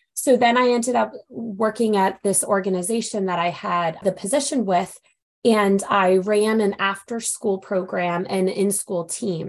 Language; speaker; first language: English; native; English